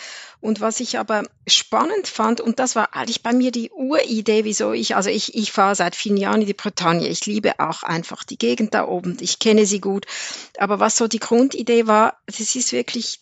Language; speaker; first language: German; native; German